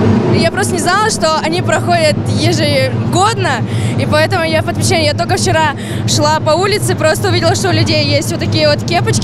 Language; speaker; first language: Russian; native; Russian